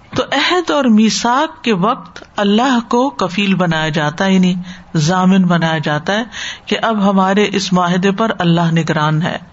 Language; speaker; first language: Urdu; native; Urdu